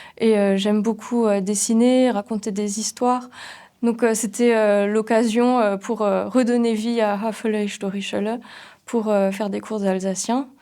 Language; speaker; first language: French; non-native, local second language; Swiss German